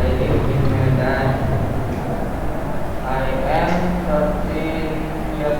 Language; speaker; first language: English; non-native, learner; Indonesian